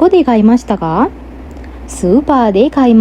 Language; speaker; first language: Japanese; non-native, fluent; Sinhala